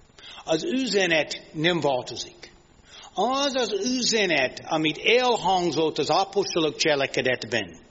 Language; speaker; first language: Hungarian; non-native, fluent; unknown